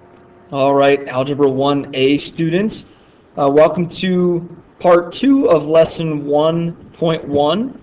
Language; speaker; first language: English; native; English